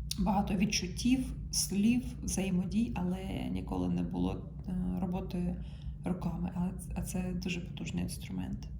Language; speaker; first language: Ukrainian; non-native, local second language; Russian